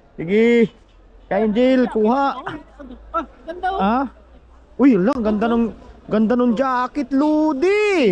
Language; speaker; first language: Filipino; native; Filipino